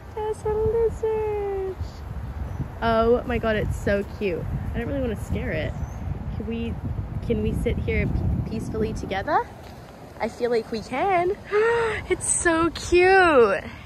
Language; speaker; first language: English; native; English